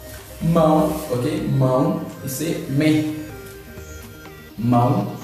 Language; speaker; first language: Portuguese; non-native, learner; Haitian Creole